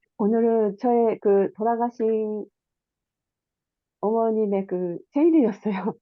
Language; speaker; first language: Korean; non-native, fluent; Japanese